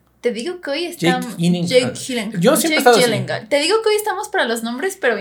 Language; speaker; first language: Spanish; native; Spanish